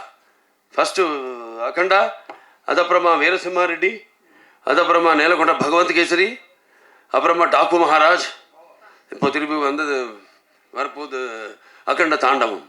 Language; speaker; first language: Tamil; non-native, local second language; Telugu